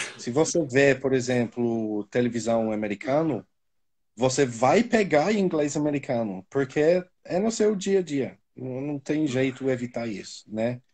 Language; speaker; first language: Portuguese; non-native, fluent; English